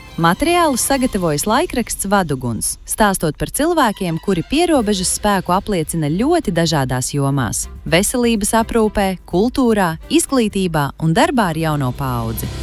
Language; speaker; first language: Latvian; native; Latvian